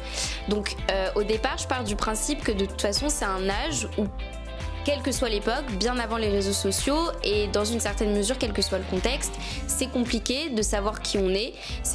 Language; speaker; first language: French; native; French